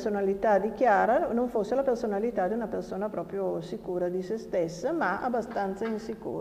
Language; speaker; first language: Italian; native; Italian